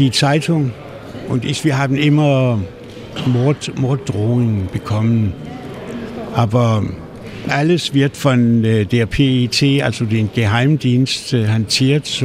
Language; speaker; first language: German; non-native, fluent; Danish